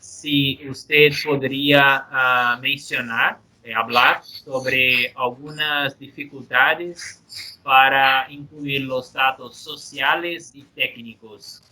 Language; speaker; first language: Spanish; non-native, fluent; Portuguese